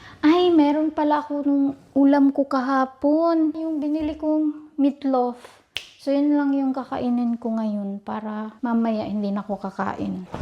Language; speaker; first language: Filipino; non-native, local second language; Cebuano